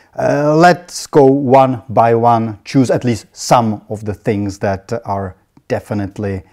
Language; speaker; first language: English; non-native, fluent; Czech